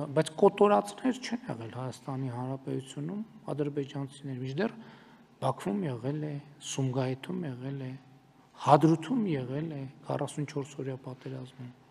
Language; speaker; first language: Armenian; native; Armenian